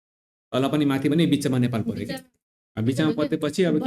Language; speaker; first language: Nepali; native; Nepali